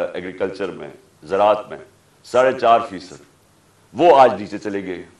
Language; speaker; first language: Urdu; native; Urdu